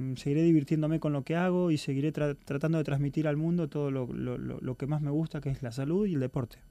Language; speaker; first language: Spanish; native; Spanish